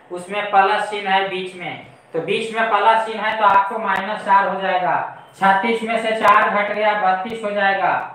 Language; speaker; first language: Hindi; native; Hindi